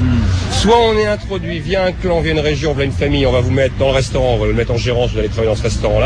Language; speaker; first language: French; native; French